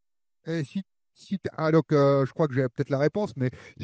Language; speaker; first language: French; native; French